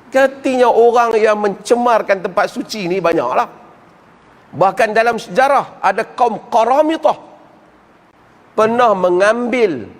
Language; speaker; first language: Malay; native; Malay